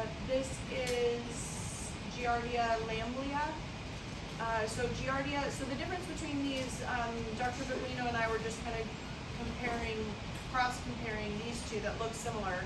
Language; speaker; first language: English; native; English